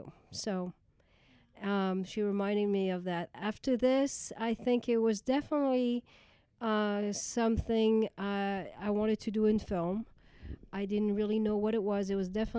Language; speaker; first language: English; non-native, fluent; French